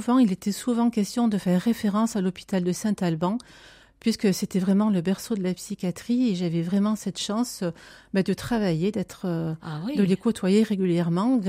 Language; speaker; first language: French; native; French